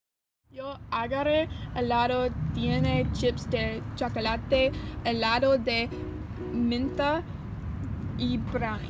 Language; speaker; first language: Spanish; non-native, learner; English